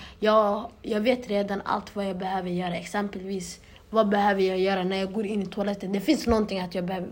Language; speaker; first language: Swedish; early bilingual, other home language; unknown